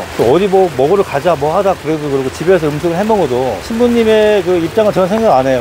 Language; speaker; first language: Korean; native; Korean